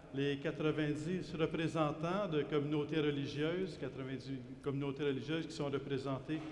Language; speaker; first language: French; native; French